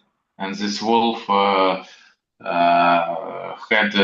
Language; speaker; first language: English; non-native, learner; Russian